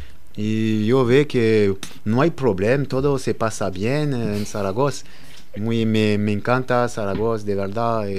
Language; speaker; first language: Spanish; non-native, learner; French